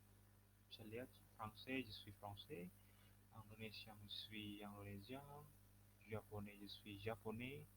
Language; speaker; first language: French; non-native, fluent; Indonesian